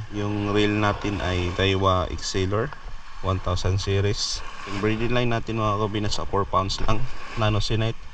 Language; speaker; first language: Filipino; non-native, local second language; Cebuano